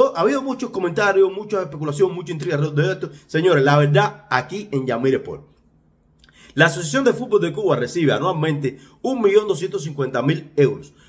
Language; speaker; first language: Spanish; native; Spanish